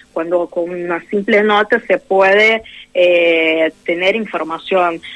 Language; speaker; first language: Spanish; non-native, fluent; Portuguese